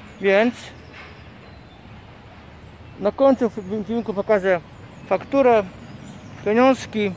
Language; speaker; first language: Polish; native; Polish